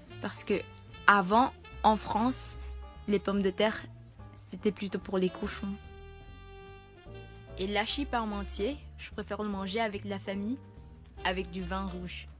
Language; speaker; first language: French; non-native, learner; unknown